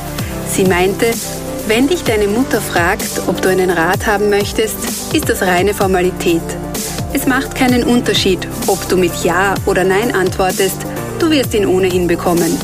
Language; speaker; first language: German; native; German